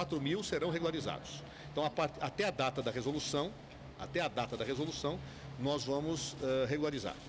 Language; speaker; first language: Portuguese; native; Portuguese